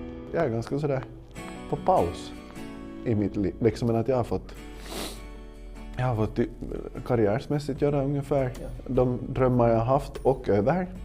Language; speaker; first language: Swedish; native; Swedish